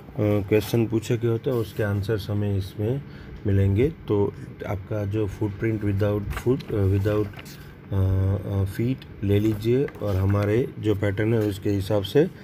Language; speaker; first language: Hindi; non-native, local second language; Gujarati